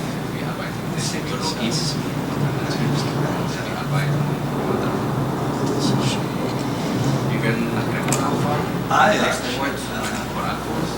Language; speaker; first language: German; non-native, fluent; Spanish